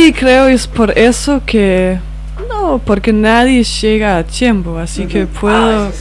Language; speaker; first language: Spanish; non-native, fluent; Danish